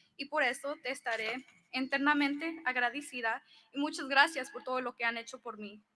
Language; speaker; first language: Spanish; early bilingual, heritage; Spanish